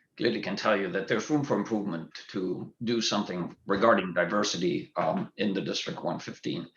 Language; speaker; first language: English; non-native, fluent; German